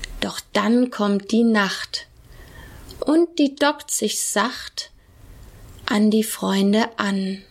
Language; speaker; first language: German; native; German